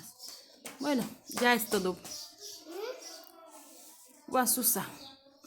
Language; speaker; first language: Spanish; non-native, fluent; Haitian Creole